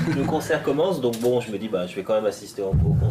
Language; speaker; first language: French; native; French